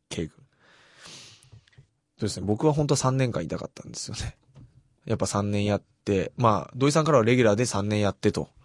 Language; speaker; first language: Japanese; native; Japanese